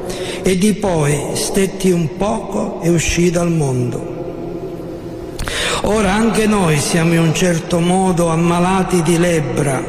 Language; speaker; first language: Italian; native; Italian